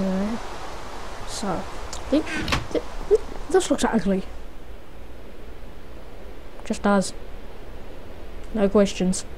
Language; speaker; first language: English; native; English